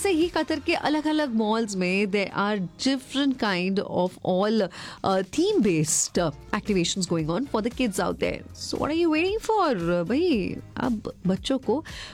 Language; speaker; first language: Hindi; native; Hindi